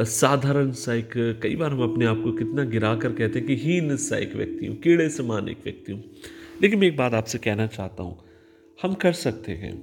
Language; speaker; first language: Hindi; non-native, local second language; Marathi